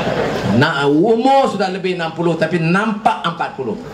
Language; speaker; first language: Malay; native; Malay